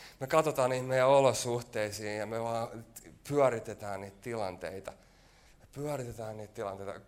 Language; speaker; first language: Finnish; native; Finnish